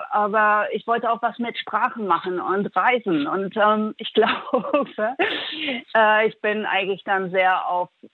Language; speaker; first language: German; early bilingual, heritage; Dutch